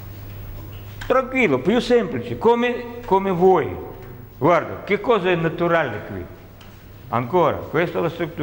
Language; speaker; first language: Italian; non-native, learner; Russian